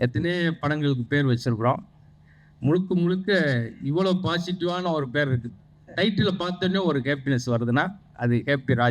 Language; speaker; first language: Tamil; native; Tamil